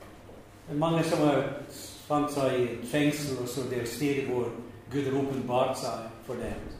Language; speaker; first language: Norwegian; non-native, fluent; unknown